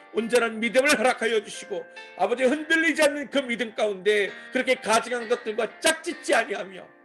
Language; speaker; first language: Korean; native; Korean